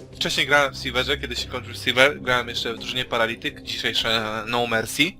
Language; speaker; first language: Polish; native; Polish